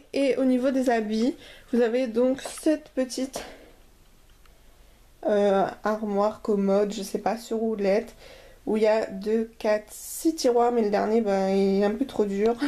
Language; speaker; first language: French; native; French